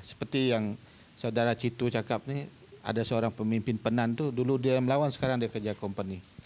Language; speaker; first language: Malay; non-native, local second language; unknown